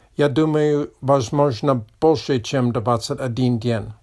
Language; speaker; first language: Russian; non-native, learner; English